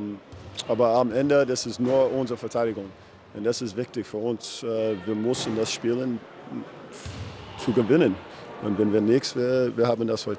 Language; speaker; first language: German; non-native, learner; English